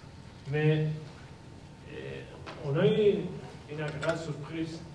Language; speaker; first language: French; non-native, fluent; Basque